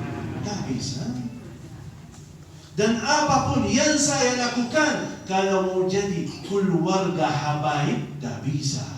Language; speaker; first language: Indonesian; non-native, fluent; Arabic